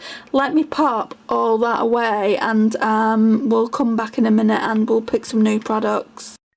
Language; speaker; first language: English; native; English